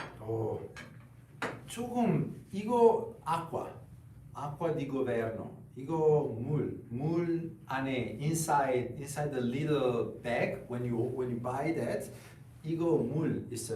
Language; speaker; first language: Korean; non-native, learner; Italian